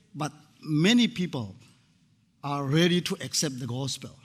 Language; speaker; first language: English; non-native, fluent; Burmese